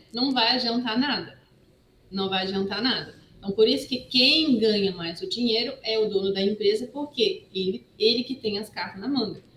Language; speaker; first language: Portuguese; non-native, fluent; French